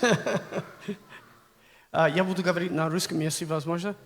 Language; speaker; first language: Russian; non-native, learner; English